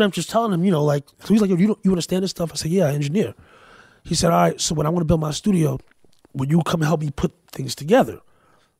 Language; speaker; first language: English; native; English